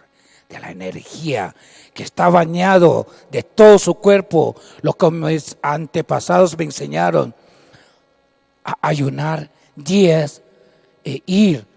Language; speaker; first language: Spanish; non-native, local second language; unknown